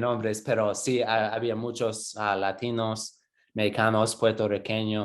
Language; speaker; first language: Spanish; non-native, fluent; English